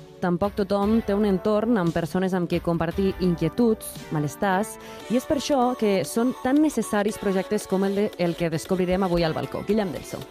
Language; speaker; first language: Catalan; native; Catalan